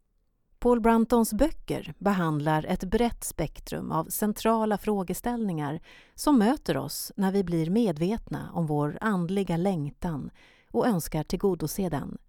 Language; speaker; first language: Swedish; native; Swedish